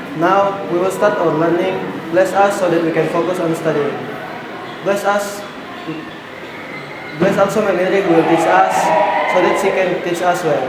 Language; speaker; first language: English; non-native, learner; Indonesian